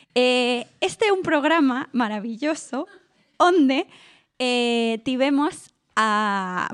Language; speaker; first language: Galician; non-native, local second language; Spanish